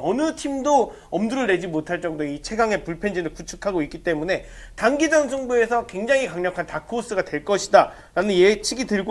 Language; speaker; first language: Korean; native; Korean